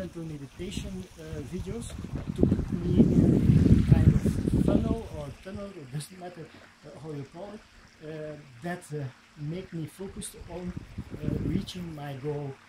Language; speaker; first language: English; non-native, fluent; Dutch